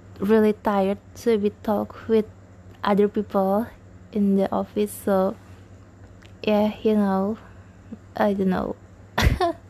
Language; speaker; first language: English; non-native, learner; Indonesian